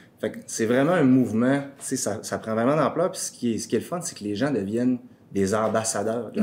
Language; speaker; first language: French; native; French